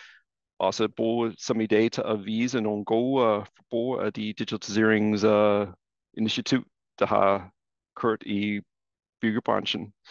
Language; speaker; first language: Danish; non-native, fluent; English